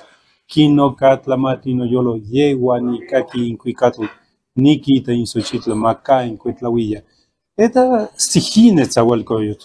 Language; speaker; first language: Russian; non-native, fluent; Spanish